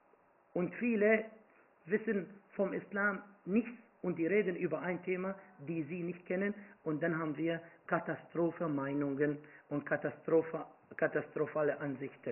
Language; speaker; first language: German; non-native, fluent; Arabic